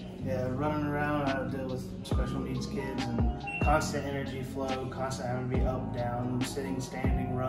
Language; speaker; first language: English; native; English